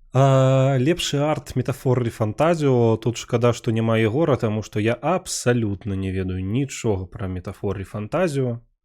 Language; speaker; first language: Belarusian; non-native, local second language; Russian